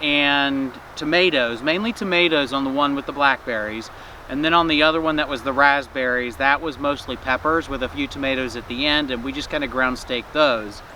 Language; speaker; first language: English; native; English